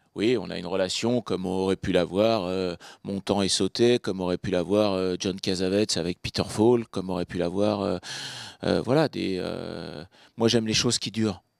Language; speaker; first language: French; native; French